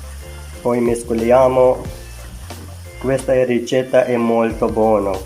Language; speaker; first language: Italian; non-native, learner; Urdu